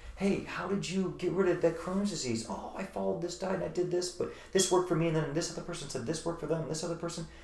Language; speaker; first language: English; native; English